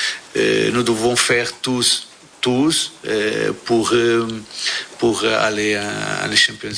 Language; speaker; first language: French; non-native, learner; Portuguese